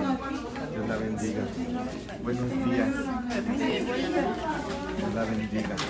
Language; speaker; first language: Spanish; non-native, fluent; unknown